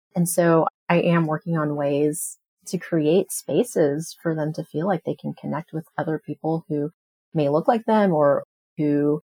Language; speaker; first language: English; native; English